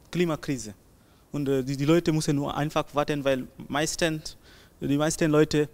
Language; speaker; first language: German; non-native, learner; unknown